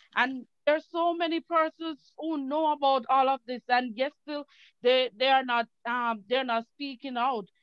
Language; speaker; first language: English; native; English